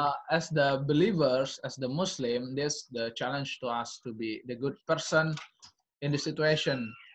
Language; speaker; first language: English; non-native, learner; Indonesian